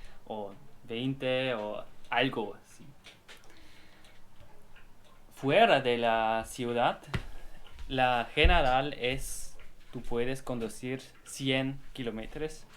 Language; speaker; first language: Spanish; non-native, learner; German